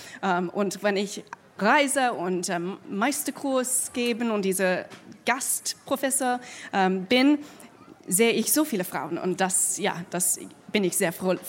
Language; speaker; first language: German; non-native, learner; English